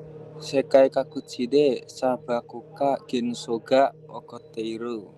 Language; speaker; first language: Japanese; non-native, learner; Indonesian